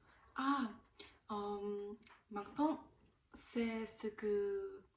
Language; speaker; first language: French; non-native, learner; Korean